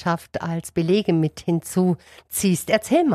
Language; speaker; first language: German; native; German